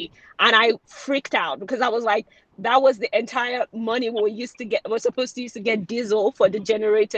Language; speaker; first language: English; non-native, local second language; Yoruba